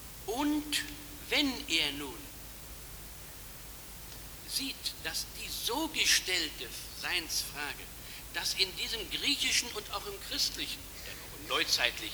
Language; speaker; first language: German; native; German